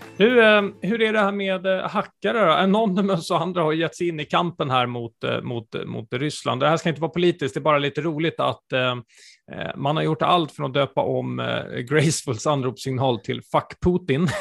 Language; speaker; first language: Swedish; native; Swedish